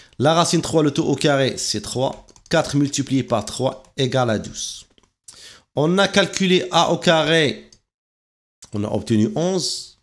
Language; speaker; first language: French; non-native, local second language; Arabic